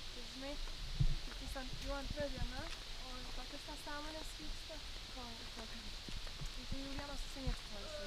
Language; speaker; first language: Lithuanian; native; Lithuanian